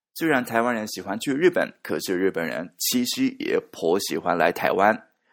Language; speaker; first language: Chinese; non-native, learner; Japanese